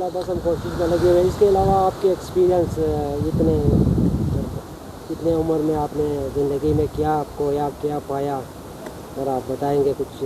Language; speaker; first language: Urdu; non-native, local second language; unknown